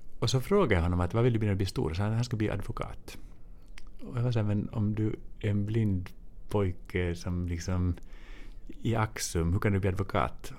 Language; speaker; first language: Swedish; native; Swedish